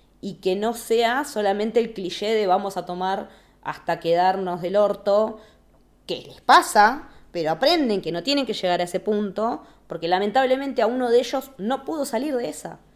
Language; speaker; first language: Spanish; native; Spanish